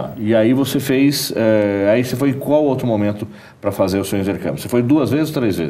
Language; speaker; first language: Portuguese; native; Portuguese